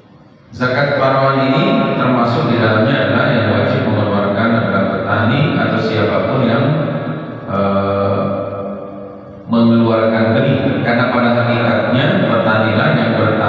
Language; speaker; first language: Indonesian; native; Indonesian